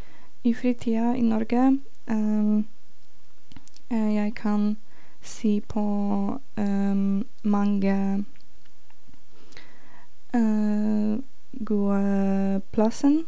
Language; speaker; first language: Norwegian; non-native, learner; Polish